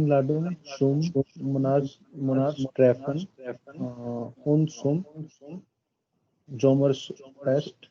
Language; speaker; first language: German; non-native, learner; Hindi